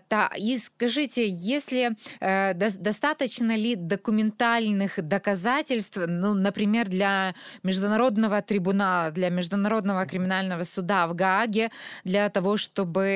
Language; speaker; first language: Russian; native; Russian